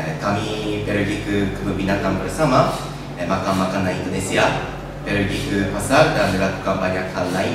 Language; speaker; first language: Indonesian; non-native, learner; Japanese